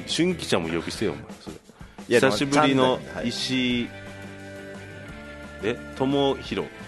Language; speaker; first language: Japanese; native; Japanese